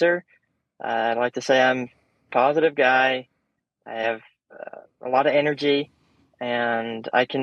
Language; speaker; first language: English; native; English